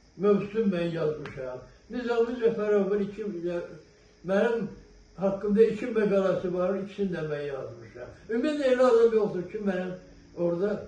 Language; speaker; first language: Azerbaijani; non-native, local second language; Talysh